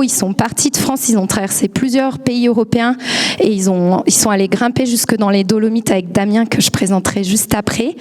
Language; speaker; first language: French; native; French